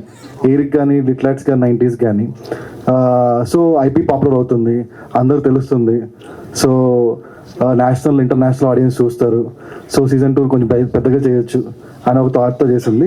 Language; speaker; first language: Telugu; native; Telugu